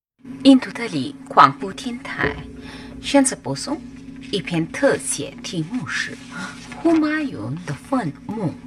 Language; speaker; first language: Chinese; non-native, learner; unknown